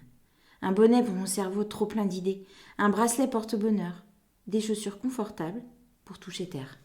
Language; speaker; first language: French; native; French